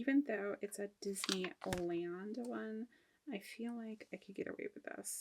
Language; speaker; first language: English; native; English